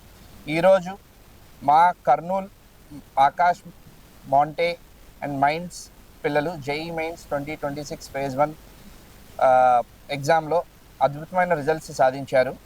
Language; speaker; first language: Telugu; native; Telugu